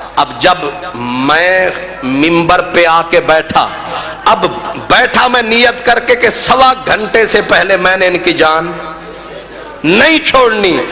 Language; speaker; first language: Urdu; non-native, local second language; Punjabi